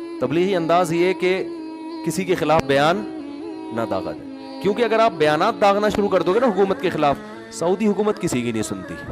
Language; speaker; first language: Urdu; native; Urdu